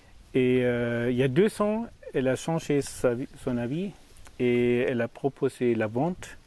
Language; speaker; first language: French; non-native, learner; German